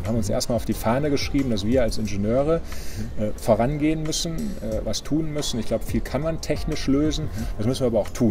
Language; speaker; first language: German; native; German